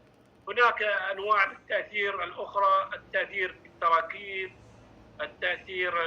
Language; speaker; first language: Arabic; non-native, fluent; Indonesian